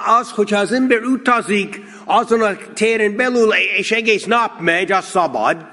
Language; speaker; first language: Hungarian; non-native, fluent; English